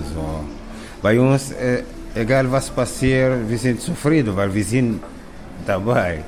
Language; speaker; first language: German; non-native, learner; Kabuverdianu